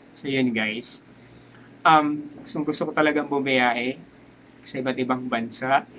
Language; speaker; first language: Filipino; non-native, local second language; Cebuano